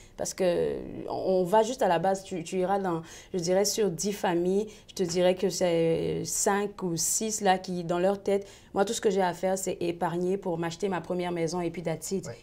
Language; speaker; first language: French; native; French